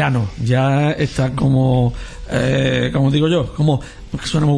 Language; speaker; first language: Spanish; native; Spanish